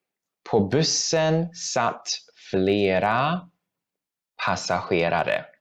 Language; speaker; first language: Swedish; non-native, fluent; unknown